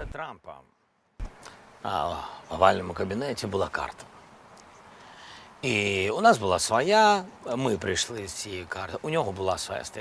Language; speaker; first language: Ukrainian; non-native, local second language; Russian